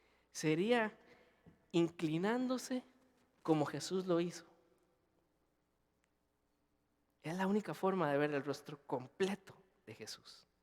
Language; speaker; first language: Spanish; native; Spanish